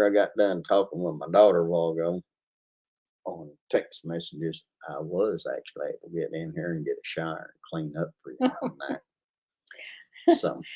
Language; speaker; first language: English; native; English